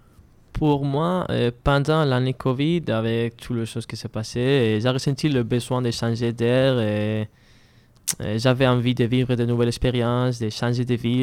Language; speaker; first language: French; non-native, learner; Spanish